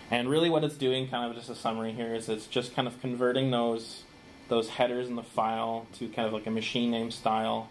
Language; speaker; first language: English; native; English